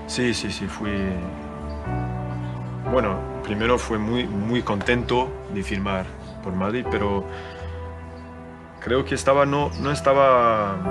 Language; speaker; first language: Spanish; non-native, learner; French